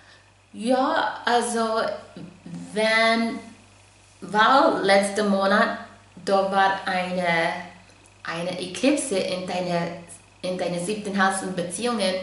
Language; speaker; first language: German; non-native, fluent; English